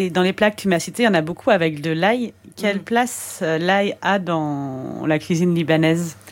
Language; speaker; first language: French; native; French